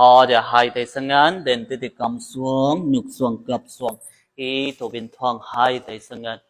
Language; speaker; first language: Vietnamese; non-native, learner; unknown